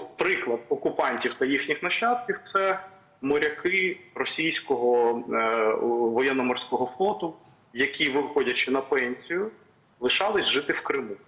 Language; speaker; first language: Ukrainian; non-native, local second language; Russian